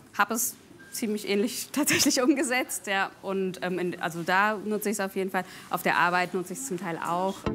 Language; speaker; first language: German; native; German